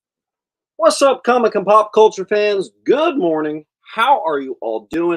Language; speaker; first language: English; native; English